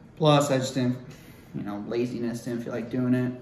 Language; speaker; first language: English; native; English